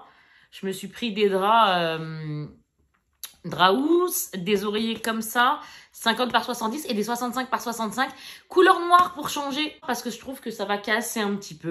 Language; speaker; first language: French; native; French